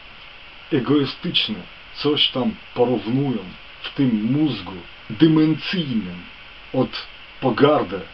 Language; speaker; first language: Polish; non-native, fluent; Ukrainian